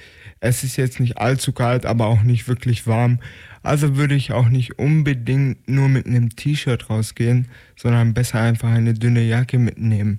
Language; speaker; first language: German; native; German